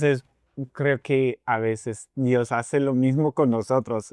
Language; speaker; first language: Spanish; non-native, fluent; English